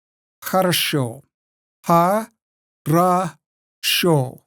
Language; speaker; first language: Russian; non-native, learner; English